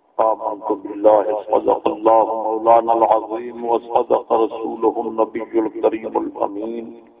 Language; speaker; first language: Urdu; non-native, local second language; Punjabi